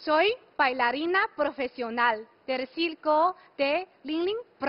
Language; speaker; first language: Spanish; non-native, fluent; Chinese